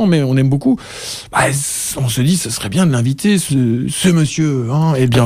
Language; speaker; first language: French; native; French